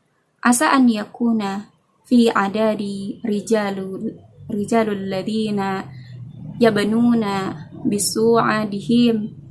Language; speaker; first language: Arabic; non-native, fluent; Indonesian